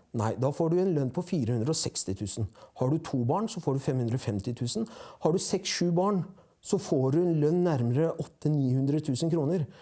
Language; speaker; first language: Norwegian; early bilingual, other home language; Persian